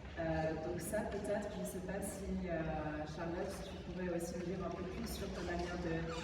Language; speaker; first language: French; native; French